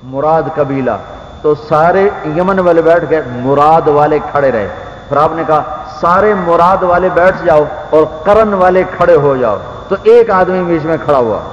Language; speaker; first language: Urdu; native; Urdu